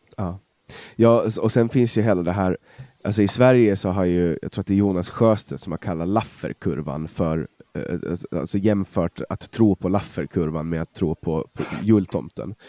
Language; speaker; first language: Swedish; non-native, fluent; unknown